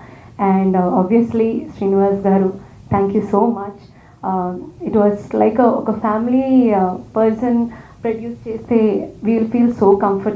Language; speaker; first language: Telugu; non-native, fluent; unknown